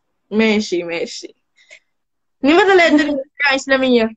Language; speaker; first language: Arabic; non-native, learner; Malay